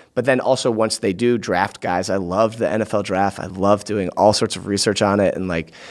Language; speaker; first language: English; native; English